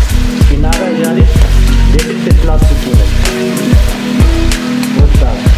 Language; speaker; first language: Russian; non-native, learner; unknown